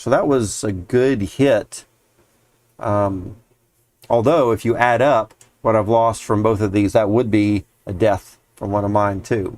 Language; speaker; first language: English; native; English